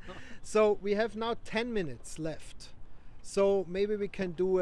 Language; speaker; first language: English; non-native, fluent; German